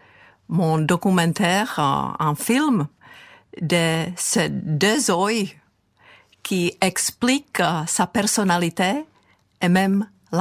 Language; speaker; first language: French; non-native, learner; Czech